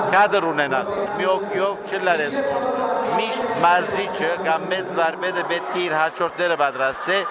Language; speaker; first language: Armenian; early bilingual, heritage; Armenian